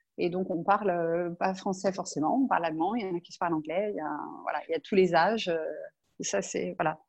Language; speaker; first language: French; native; French